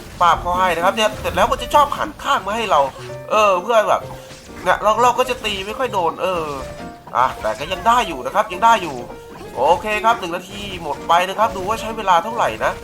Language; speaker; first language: Thai; native; Thai